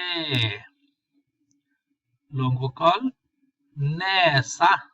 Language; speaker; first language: Swedish; non-native, fluent; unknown